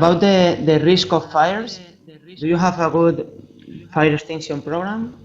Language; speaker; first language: English; non-native, fluent; Spanish